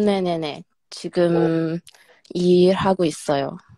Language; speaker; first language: Korean; non-native, fluent; Chinese